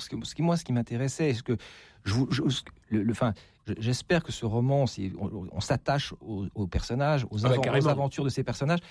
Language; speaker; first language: French; native; French